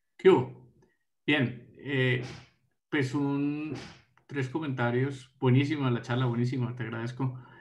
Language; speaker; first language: Spanish; native; Spanish